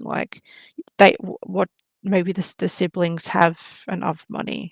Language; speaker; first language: English; native; English